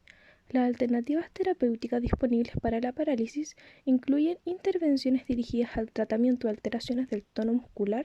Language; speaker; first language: Spanish; native; Spanish